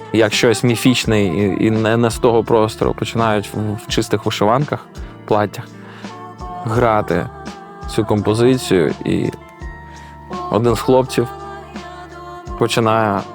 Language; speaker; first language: Ukrainian; native; Ukrainian